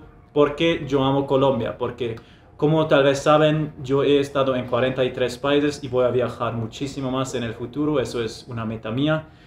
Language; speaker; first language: Spanish; non-native, fluent; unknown